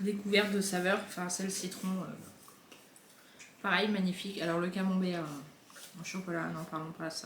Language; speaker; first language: French; native; French